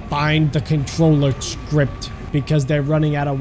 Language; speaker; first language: English; native; English